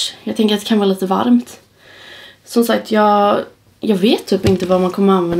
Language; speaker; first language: Swedish; native; Swedish